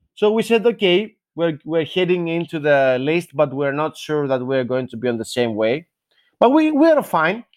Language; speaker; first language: English; non-native, fluent; Greek